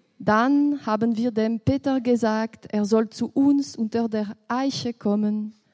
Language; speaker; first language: German; non-native, local second language; French